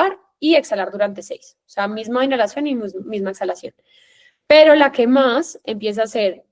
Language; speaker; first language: Spanish; native; Spanish